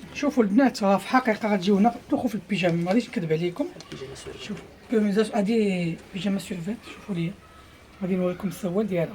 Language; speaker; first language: Arabic; native; Arabic